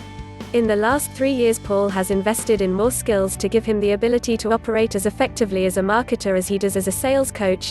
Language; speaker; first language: English; native; English